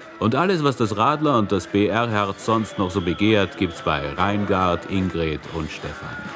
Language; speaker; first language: German; native; German